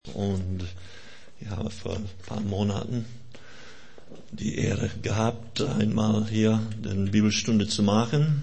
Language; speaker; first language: German; non-native, fluent; English